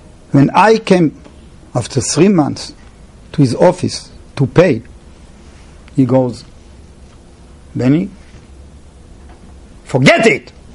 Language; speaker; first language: English; non-native, fluent; Hebrew